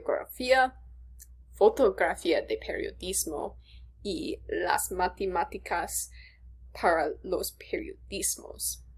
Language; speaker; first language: Spanish; non-native, learner; English